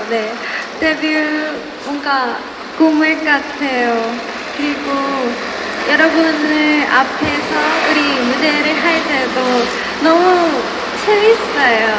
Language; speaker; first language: Korean; non-native, learner; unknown